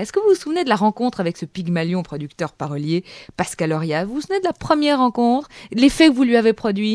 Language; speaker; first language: French; native; French